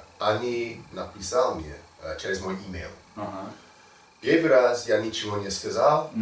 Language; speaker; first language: Russian; non-native, learner; English